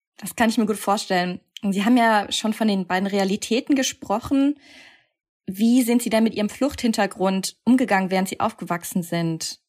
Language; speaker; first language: German; native; German